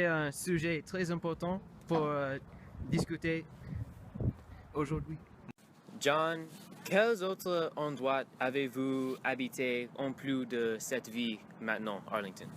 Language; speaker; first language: French; non-native, learner; English